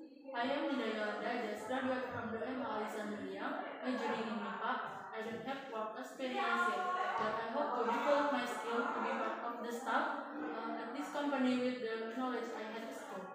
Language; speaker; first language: English; non-native, learner; Indonesian